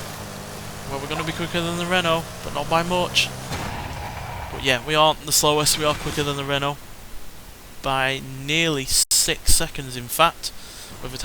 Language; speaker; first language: English; native; English